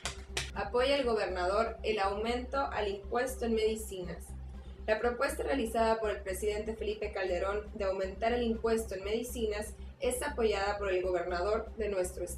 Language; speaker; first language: Spanish; native; Spanish